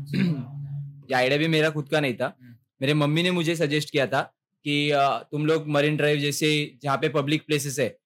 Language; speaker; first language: Hindi; non-native, local second language; Marathi